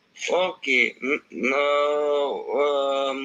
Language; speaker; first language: English; non-native, learner; Russian